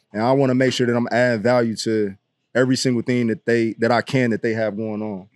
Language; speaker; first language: English; native; English